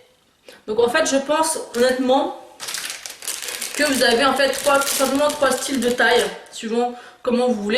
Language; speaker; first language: French; native; French